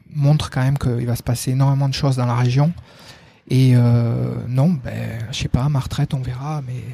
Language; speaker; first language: French; native; French